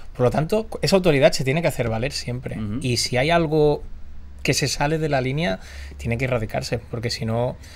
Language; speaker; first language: Spanish; native; Spanish